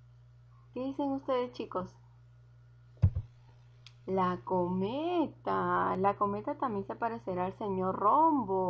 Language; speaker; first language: Spanish; native; Spanish